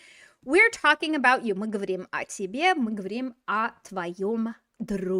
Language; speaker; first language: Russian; non-native, fluent; English